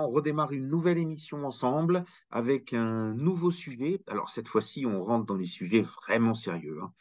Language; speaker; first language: French; native; French